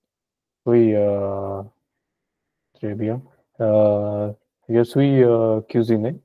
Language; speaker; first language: French; non-native, learner; Punjabi